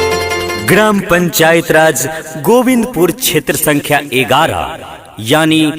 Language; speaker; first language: Hindi; non-native, local second language; Bhojpuri